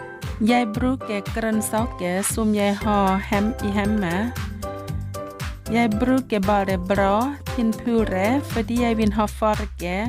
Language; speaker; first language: Norwegian; non-native, learner; Thai